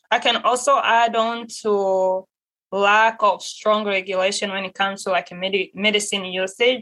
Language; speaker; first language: English; non-native, local second language; Kinyarwanda